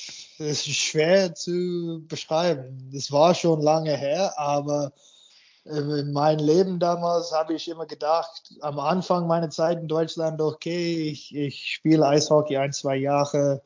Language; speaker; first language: German; non-native, fluent; English